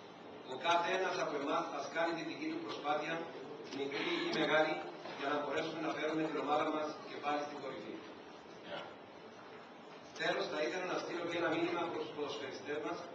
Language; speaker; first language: Greek; native; Greek